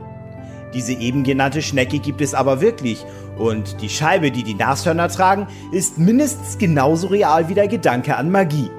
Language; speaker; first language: German; native; German